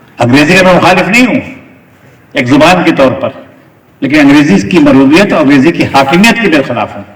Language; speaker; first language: Urdu; native; Urdu